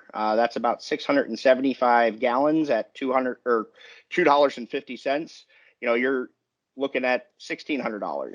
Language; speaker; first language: English; native; English